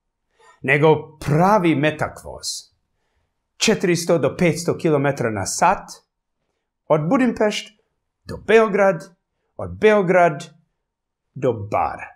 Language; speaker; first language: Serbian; early bilingual, heritage; English